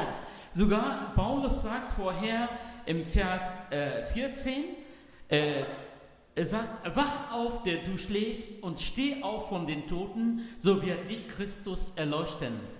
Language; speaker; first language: German; non-native, fluent; Arabic